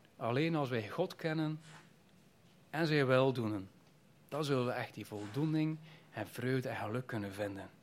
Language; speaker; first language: Dutch; native; Dutch